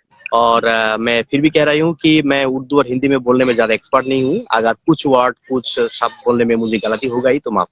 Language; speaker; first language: Hindi; non-native, learner; Bangla